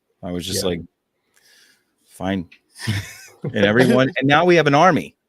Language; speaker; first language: English; native; English